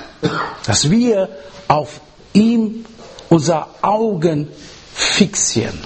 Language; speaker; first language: German; non-native, learner; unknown